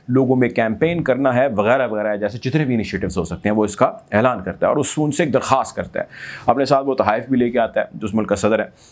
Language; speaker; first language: Urdu; native; Urdu